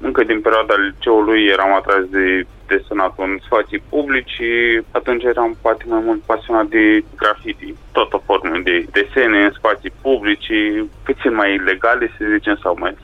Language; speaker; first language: Romanian; native; Romanian